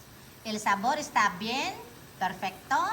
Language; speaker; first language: Spanish; non-native, fluent; Filipino